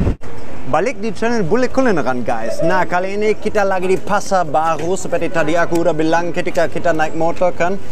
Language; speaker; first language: Indonesian; non-native, fluent; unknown